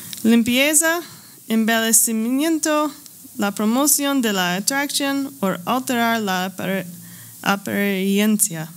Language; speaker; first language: Spanish; non-native, learner; English